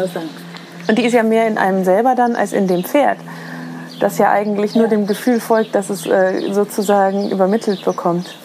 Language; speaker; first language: German; native; German